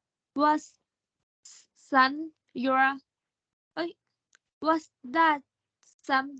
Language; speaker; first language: English; non-native, learner; Thai